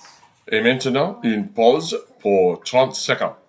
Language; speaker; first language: French; non-native, fluent; English